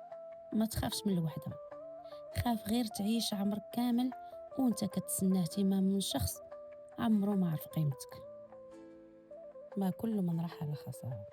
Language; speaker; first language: Arabic; native; Arabic